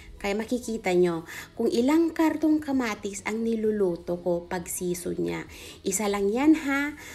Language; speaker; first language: Filipino; non-native, local second language; Iloko